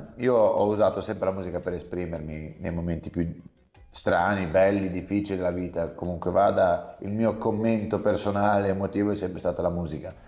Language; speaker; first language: Italian; early bilingual, heritage; English